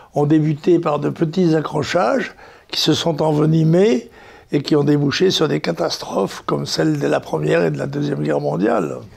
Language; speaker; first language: French; native; French